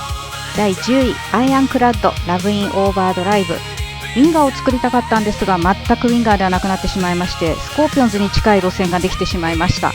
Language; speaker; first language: Japanese; native; Japanese